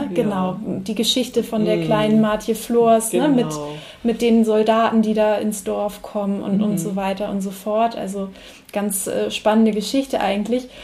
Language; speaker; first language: German; native; German